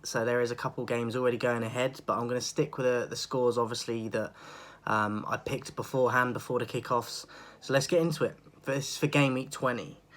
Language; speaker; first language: English; native; English